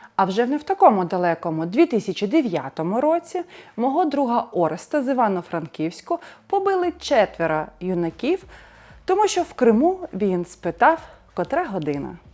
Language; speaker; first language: Ukrainian; non-native, local second language; Russian